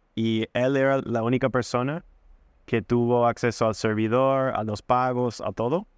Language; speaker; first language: Spanish; non-native, fluent; English